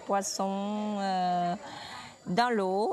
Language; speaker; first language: French; non-native, fluent; Vietnamese